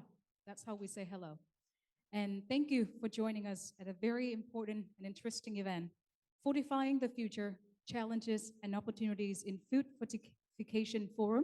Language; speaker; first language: English; non-native, local second language; Vietnamese